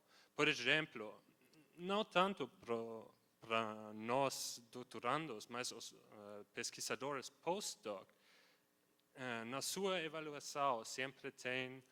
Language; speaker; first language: Portuguese; non-native, fluent; German